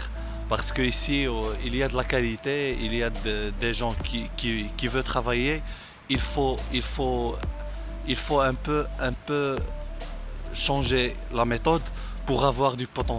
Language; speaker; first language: French; non-native, local second language; Arabic